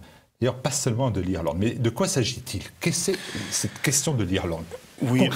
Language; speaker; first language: French; native; French